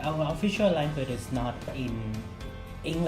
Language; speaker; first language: English; non-native, fluent; Thai